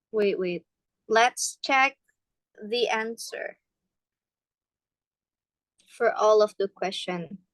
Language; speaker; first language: English; non-native, fluent; Indonesian